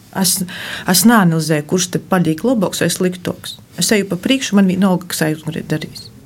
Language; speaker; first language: Latvian; native; Latvian